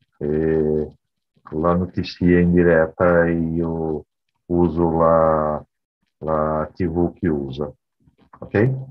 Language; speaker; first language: Italian; non-native, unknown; Portuguese